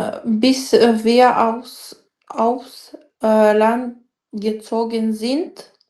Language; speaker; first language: German; non-native, learner; Macedonian